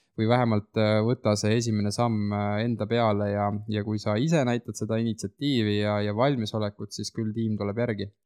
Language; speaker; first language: Estonian; native; Estonian